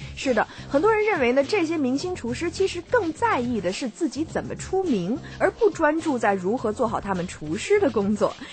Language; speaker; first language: Chinese; native; Chinese